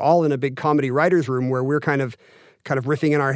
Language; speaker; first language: English; native; English